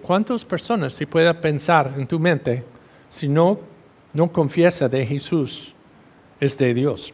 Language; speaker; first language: Spanish; non-native, fluent; English